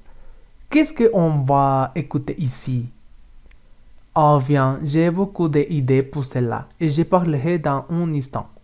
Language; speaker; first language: French; non-native, learner; Spanish